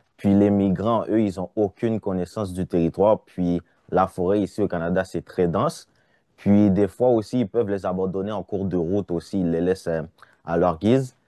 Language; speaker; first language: French; non-native, local second language; Haitian Creole